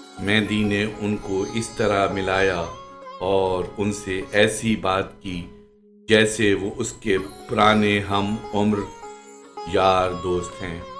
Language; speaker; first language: Urdu; native; Urdu